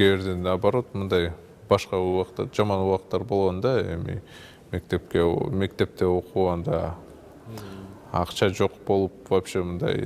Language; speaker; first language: Kyrgyz; non-native, local second language; Russian